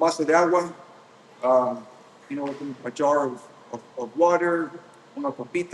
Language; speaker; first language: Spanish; early bilingual, heritage; Spanish